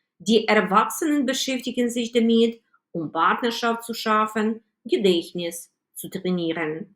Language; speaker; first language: German; non-native, fluent; Ukrainian